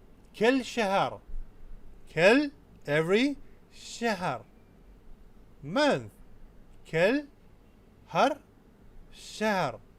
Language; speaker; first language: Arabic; non-native, fluent; Urdu